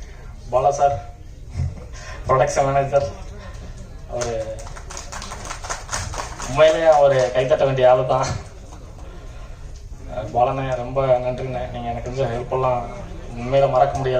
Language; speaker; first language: Tamil; native; Tamil